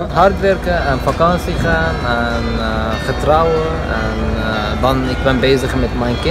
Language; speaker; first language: Dutch; non-native, learner; Arabic